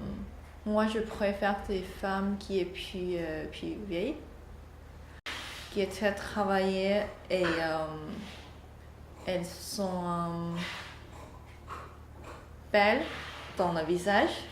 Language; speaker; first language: French; non-native, learner; Chinese